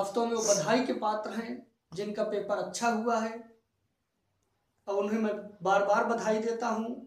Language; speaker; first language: Hindi; native; Hindi